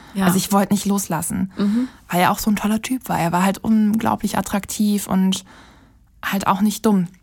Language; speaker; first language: German; native; German